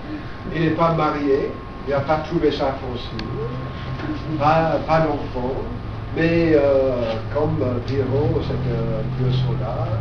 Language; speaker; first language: French; non-native, fluent; English